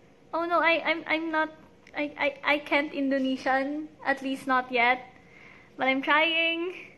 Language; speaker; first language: English; non-native, local second language; Filipino